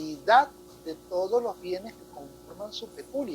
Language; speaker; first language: Spanish; native; Spanish